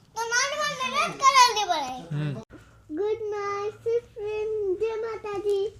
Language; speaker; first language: Gujarati; native; Gujarati